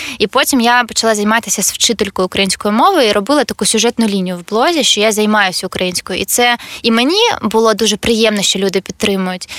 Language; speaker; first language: Ukrainian; non-native, local second language; Russian